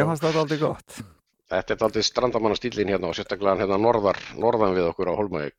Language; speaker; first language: Icelandic; native; Icelandic